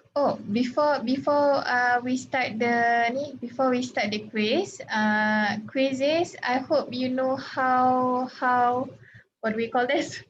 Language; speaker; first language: English; non-native, local second language; Malay